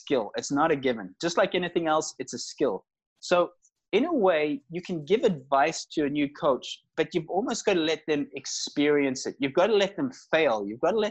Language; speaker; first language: English; native; English